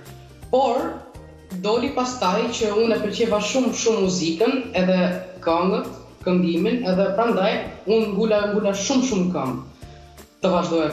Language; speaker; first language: Albanian; early bilingual, heritage; Albanian